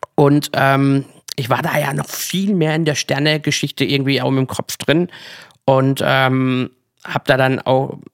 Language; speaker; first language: German; native; German